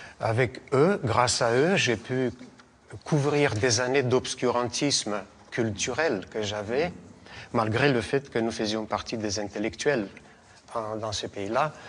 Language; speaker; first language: French; non-native, fluent; Russian